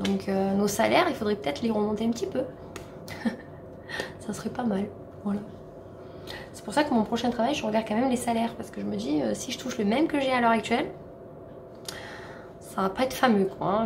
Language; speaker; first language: French; native; French